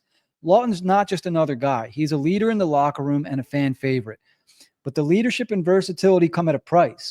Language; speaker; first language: English; native; English